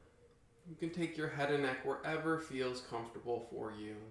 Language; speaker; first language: English; native; English